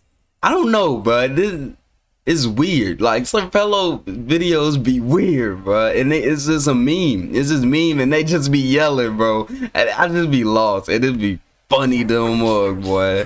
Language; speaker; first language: English; native; English